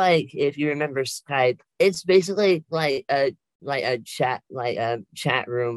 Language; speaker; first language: English; native; English